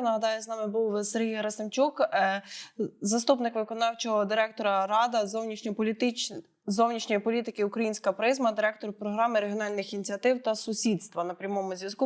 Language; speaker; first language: Ukrainian; native; Ukrainian